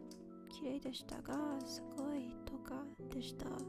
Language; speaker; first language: Japanese; non-native, learner; English